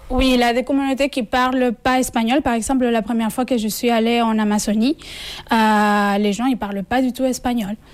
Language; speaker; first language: French; non-native, fluent; Spanish